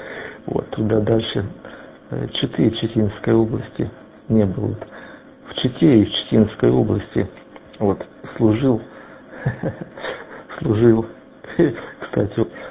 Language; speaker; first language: Russian; native; Russian